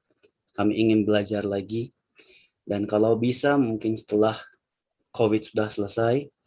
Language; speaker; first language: Indonesian; non-native, learner; Turkish